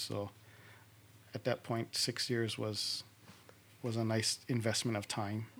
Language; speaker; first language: English; native; English